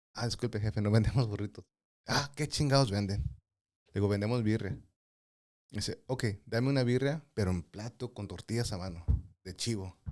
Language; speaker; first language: Spanish; early bilingual, other home language; English